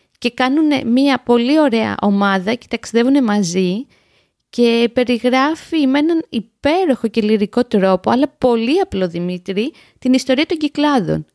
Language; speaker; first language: Greek; native; Greek